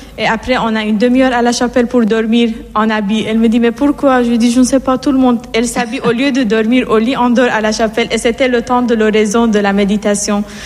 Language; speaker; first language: French; non-native, fluent; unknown